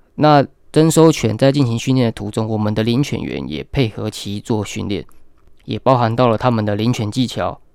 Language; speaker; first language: Chinese; native; Chinese